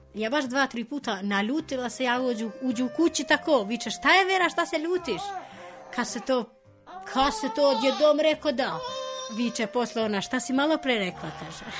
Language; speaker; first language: Serbian; non-native, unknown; Albanian